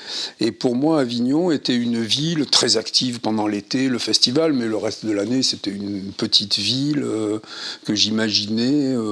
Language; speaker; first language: French; native; French